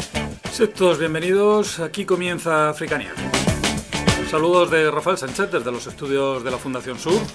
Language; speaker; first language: Spanish; native; Spanish